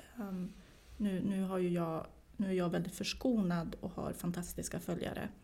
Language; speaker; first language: Swedish; early bilingual, other home language; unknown